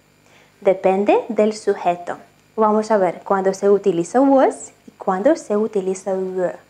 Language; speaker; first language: Spanish; non-native, fluent; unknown